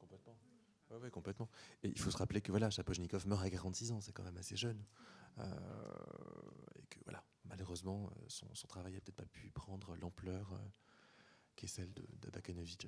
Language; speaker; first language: French; native; French